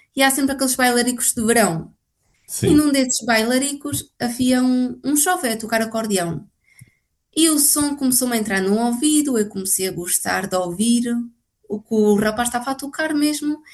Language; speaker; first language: Portuguese; native; Portuguese